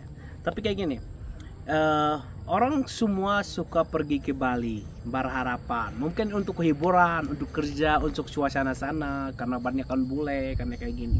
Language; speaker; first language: Indonesian; non-native, fluent; Arabic